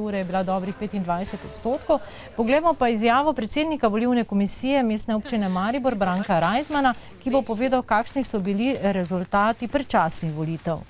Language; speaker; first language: Slovenian; native; Slovenian